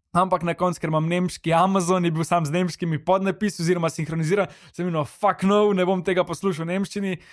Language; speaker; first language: Slovenian; non-native, local second language; Serbian